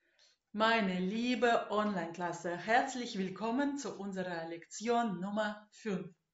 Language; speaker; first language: German; non-native, fluent; Russian